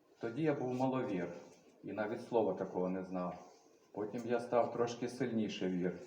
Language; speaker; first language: Ukrainian; native; Ukrainian